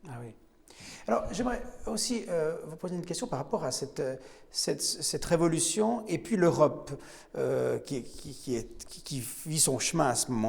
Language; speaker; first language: French; native; French